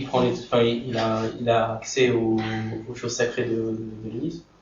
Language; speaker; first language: French; native; French